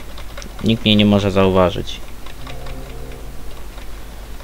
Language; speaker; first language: Polish; native; Polish